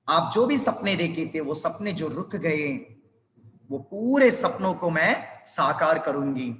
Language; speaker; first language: Hindi; non-native, local second language; Telugu